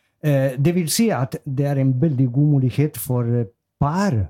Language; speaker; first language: Norwegian; non-native, learner; Spanish